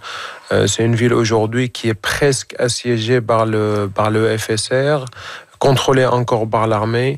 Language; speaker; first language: French; non-native, fluent; Arabic